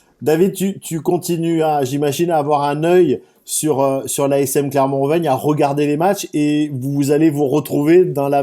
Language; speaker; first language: French; native; French